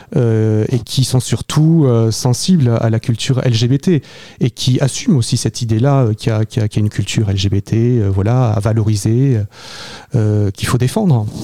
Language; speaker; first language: French; native; French